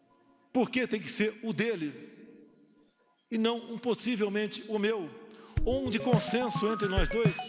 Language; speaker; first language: Portuguese; native; Portuguese